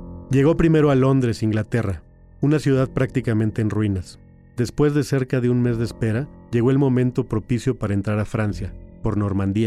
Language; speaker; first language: Spanish; native; Spanish